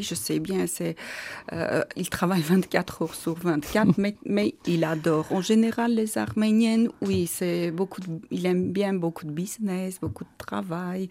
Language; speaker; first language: French; non-native, learner; Armenian